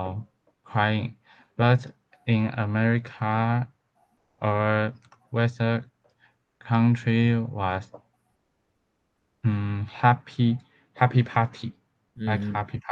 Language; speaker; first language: English; non-native, learner; Chinese